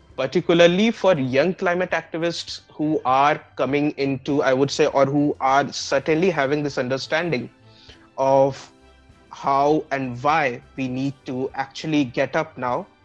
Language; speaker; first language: English; non-native, local second language; Bangla